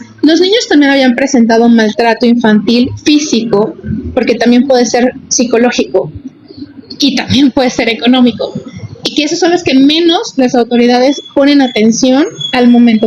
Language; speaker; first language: Spanish; native; Spanish